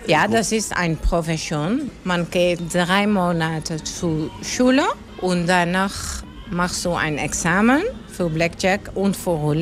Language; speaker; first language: German; non-native, learner; Dutch